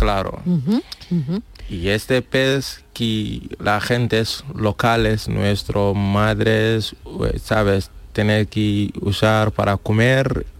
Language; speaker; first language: Spanish; non-native, learner; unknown